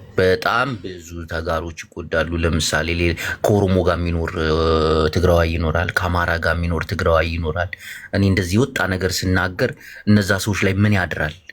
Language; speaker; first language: Amharic; non-native, local second language; Tigrinya